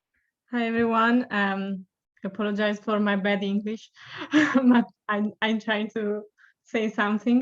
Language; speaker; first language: English; non-native, learner; Italian